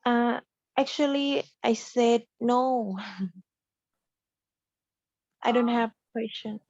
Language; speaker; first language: English; non-native, learner; Thai